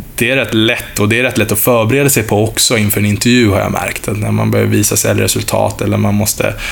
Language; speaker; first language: Swedish; native; Swedish